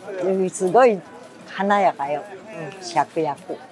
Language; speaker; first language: Japanese; native; Japanese